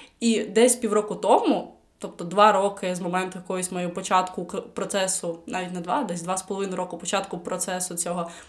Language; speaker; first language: Ukrainian; non-native, local second language; Russian